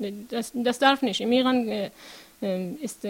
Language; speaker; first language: German; non-native, learner; Persian